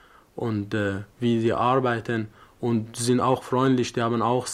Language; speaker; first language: German; non-native, learner; Persian